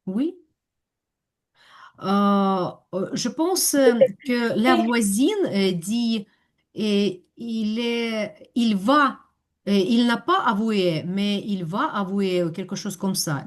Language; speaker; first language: French; non-native, fluent; Ukrainian